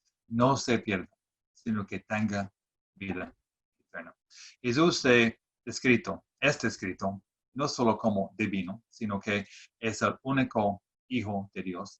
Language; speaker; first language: Spanish; non-native, fluent; English